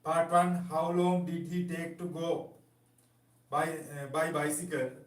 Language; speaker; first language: English; non-native, local second language; Sinhala